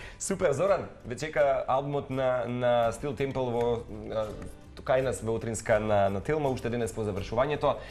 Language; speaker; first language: Macedonian; native; Macedonian